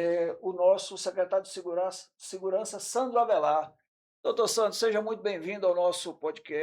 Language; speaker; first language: Portuguese; native; Portuguese